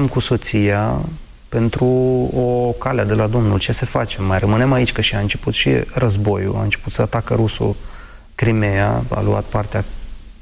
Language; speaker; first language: Romanian; non-native, fluent; Ukrainian